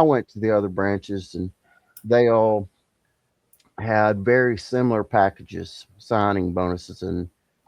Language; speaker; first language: English; native; English